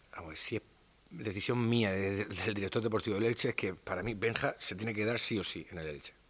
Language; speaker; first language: Spanish; native; Spanish